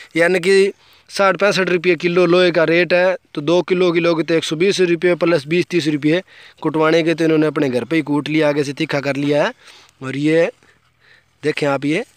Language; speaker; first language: Hindi; native; Hindi